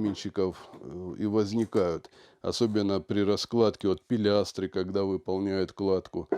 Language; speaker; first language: Russian; native; Russian